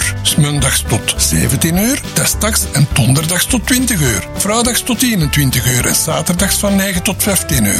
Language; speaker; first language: Dutch; native; Dutch